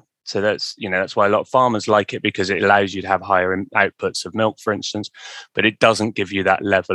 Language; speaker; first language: English; native; English